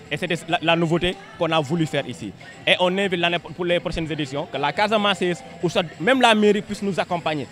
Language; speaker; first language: French; non-native, local second language; Wolof